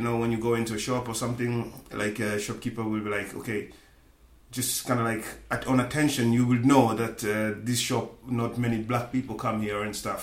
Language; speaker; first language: English; non-native, local second language; Swahili